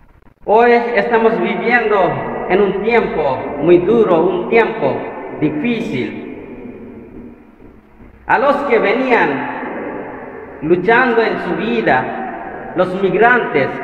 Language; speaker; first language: Spanish; non-native, fluent; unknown